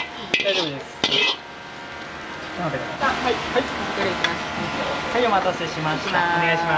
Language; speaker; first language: Japanese; native; Japanese